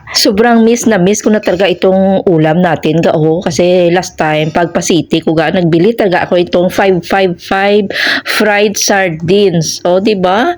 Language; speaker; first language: Filipino; non-native, local second language; Hiligaynon